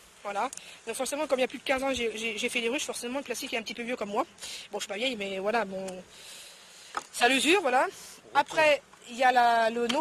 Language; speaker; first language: French; native; French